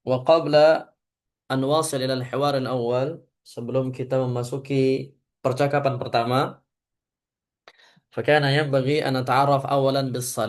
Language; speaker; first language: Arabic; non-native, fluent; Indonesian